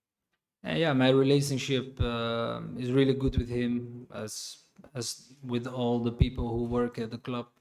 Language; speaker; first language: English; non-native, fluent; Dutch